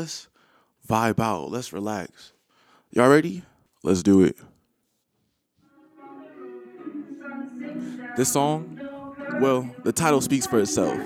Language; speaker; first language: English; native; English